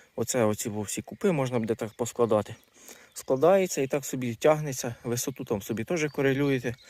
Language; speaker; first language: Ukrainian; non-native, local second language; Russian